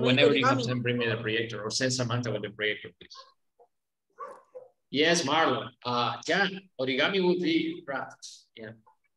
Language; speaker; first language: English; non-native, fluent; Spanish